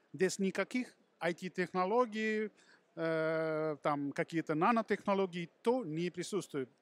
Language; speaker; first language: Russian; non-native, fluent; Sinhala